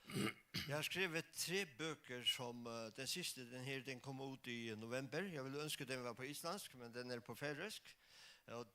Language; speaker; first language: Danish; non-native, local second language; Faroese